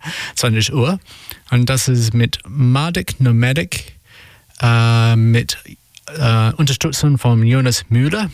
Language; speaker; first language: German; non-native, learner; English